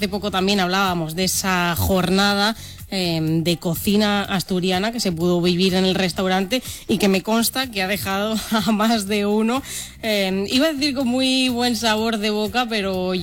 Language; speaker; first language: Spanish; native; Spanish